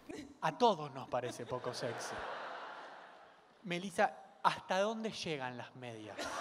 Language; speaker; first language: Spanish; native; Spanish